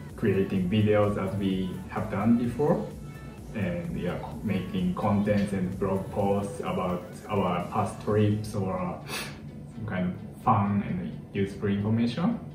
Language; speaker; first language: English; non-native, fluent; Japanese